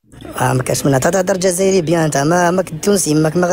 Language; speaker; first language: Arabic; native; Arabic